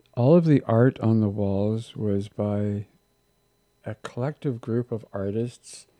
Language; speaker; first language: English; native; English